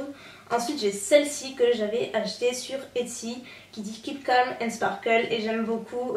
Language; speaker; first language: French; native; French